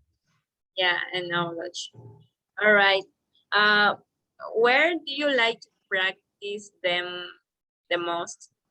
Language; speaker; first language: English; non-native, learner; Spanish